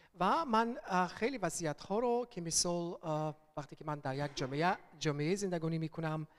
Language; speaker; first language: Persian; early bilingual, heritage; Persian